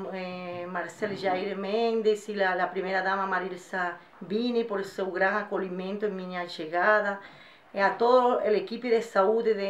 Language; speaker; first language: Portuguese; non-native, fluent; Spanish